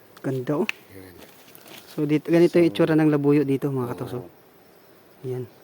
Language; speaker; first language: Filipino; non-native, local second language; Iloko